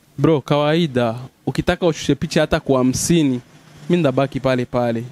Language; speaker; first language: Swahili; non-native, local second language; Rundi